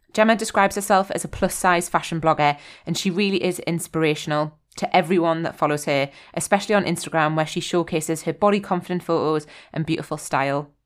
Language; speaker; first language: English; native; English